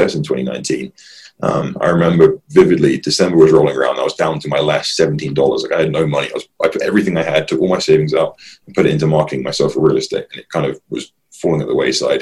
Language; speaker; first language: English; native; English